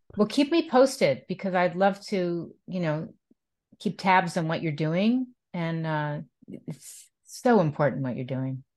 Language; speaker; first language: English; native; English